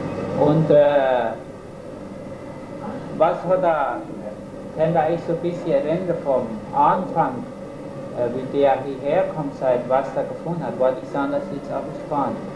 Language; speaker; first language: German; early bilingual, heritage; German